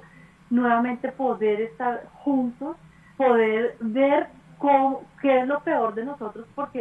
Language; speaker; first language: Spanish; native; Spanish